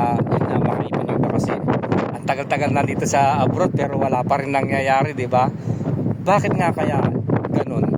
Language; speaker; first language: Filipino; non-native, local second language; Pampanga